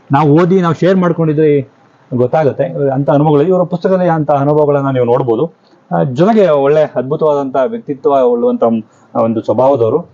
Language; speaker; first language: Kannada; native; Kannada